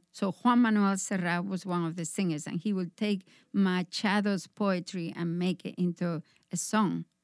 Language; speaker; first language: English; non-native, fluent; Spanish